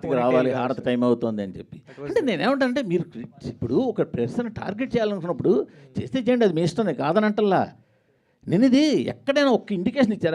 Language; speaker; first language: Telugu; native; Telugu